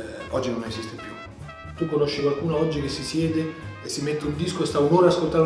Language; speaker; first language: Italian; native; Italian